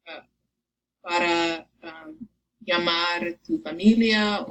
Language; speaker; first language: Spanish; non-native, learner; English